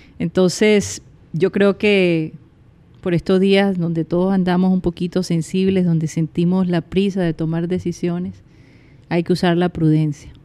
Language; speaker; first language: Spanish; native; Spanish